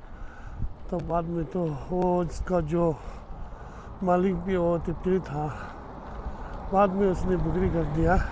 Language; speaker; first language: Hindi; non-native, fluent; Tibetan